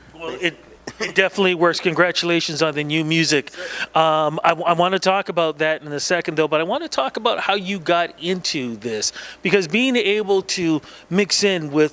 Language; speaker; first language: English; native; English